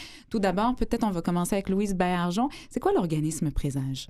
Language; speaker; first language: French; native; French